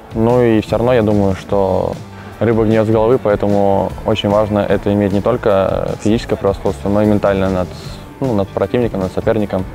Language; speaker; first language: Russian; native; Russian